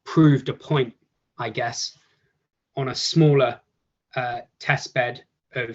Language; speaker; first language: English; native; English